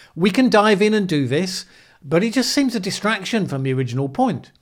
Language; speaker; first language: English; native; English